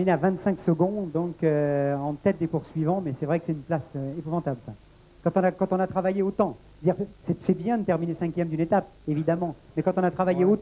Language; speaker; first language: French; native; French